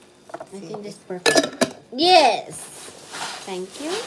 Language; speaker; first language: English; non-native, local second language; Filipino